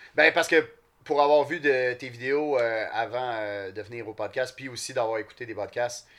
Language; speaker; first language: French; native; French